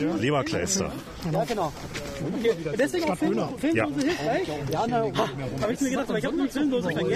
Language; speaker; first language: German; native; German